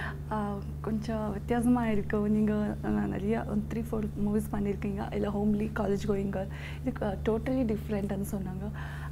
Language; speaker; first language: Tamil; non-native, learner; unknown